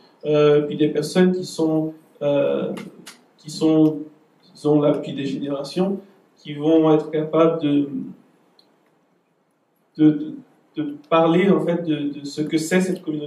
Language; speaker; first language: French; native; French